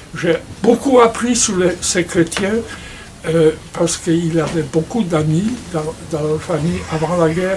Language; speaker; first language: French; non-native, fluent; Polish